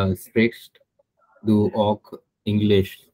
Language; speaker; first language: German; non-native, learner; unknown